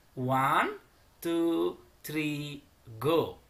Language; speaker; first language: English; non-native, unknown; Indonesian